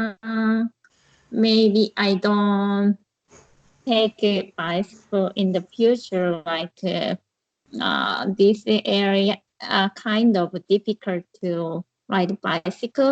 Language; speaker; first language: English; non-native, learner; Korean